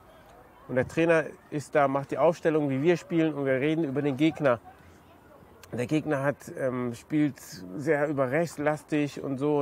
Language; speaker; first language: German; native; German